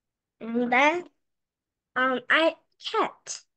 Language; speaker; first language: English; non-native, learner; Korean